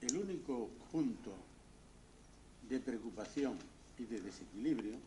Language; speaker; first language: Spanish; native; Spanish